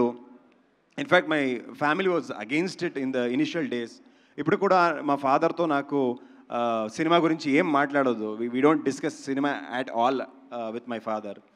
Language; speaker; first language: Telugu; non-native, local second language; Kannada